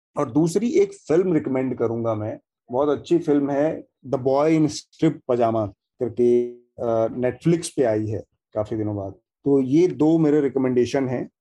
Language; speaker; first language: Hindi; native; Hindi